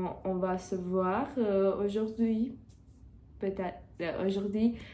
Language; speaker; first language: French; non-native, learner; Portuguese